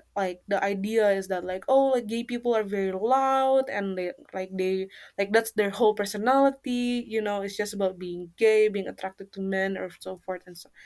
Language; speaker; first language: English; non-native, fluent; Indonesian